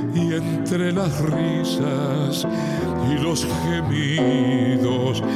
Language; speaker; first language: Spanish; native; Spanish